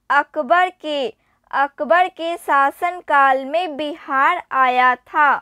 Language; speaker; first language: Hindi; native; Hindi